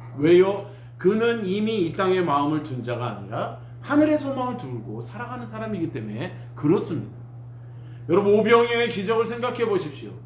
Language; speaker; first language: Korean; native; Korean